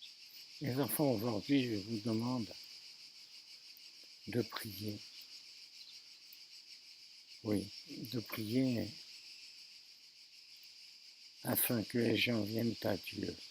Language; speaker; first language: French; native; French